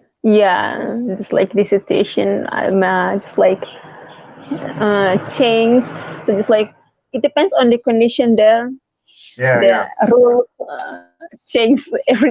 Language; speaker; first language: English; non-native, learner; Indonesian